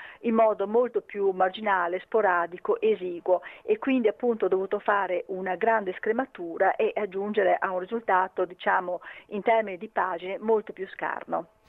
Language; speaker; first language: Italian; native; Italian